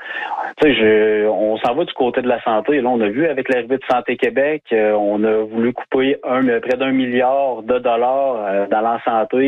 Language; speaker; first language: French; native; French